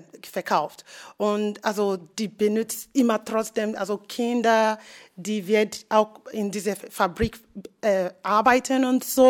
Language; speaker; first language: German; non-native, learner; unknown